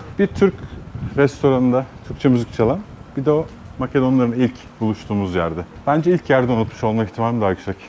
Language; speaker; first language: Turkish; native; Turkish